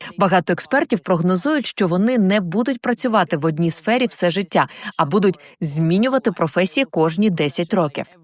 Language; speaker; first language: Ukrainian; native; Ukrainian